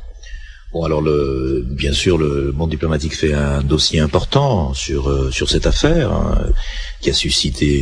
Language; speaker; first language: French; native; French